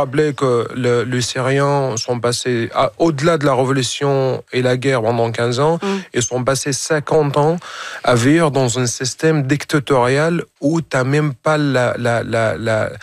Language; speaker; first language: French; non-native, fluent; Arabic